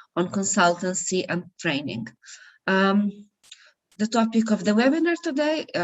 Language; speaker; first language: English; non-native, fluent; Slovenian